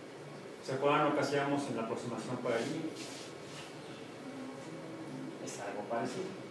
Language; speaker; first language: Spanish; native; Spanish